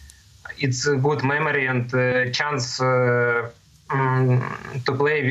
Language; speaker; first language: English; non-native, learner; Russian